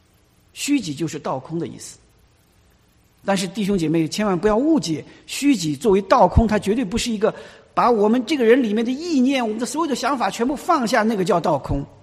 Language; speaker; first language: Chinese; native; Chinese